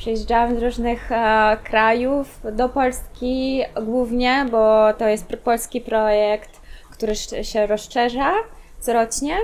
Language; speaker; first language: Polish; non-native, fluent; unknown